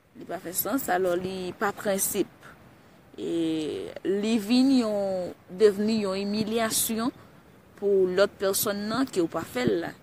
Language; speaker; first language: Haitian Creole; early bilingual, heritage; Haitian Creole